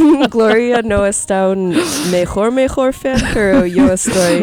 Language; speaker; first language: Spanish; non-native, learner; English